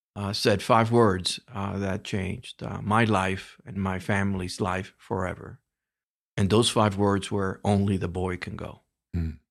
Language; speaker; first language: English; early bilingual, other home language; Spanish